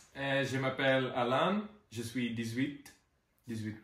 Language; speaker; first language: French; non-native, learner; English